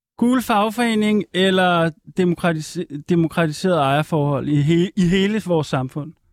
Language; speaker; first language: Danish; native; Danish